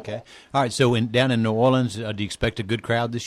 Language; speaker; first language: English; native; English